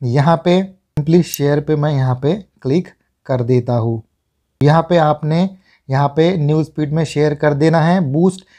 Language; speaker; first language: Hindi; non-native, local second language; Marathi